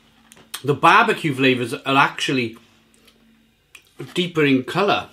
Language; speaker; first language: English; native; English